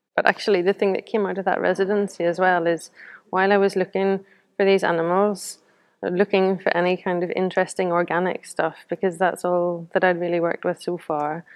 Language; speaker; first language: English; native; English